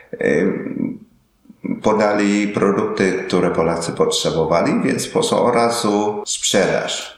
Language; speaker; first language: Polish; non-native, learner; Vietnamese